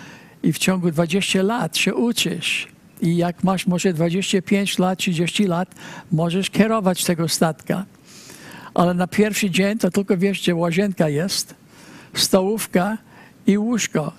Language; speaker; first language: Polish; early bilingual, heritage; Polish